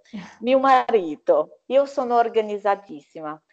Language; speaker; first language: Italian; non-native, fluent; Portuguese